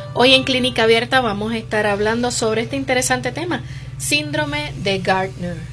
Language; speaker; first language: Spanish; native; Spanish